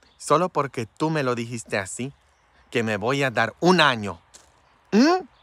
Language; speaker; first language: Spanish; non-native, fluent; Polish